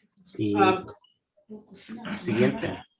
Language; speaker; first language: Spanish; non-native, fluent; English